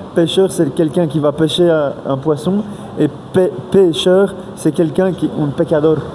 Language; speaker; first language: French; native; French